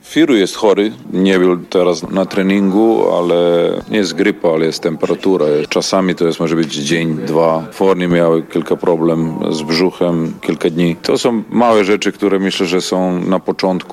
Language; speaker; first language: Polish; non-native, learner; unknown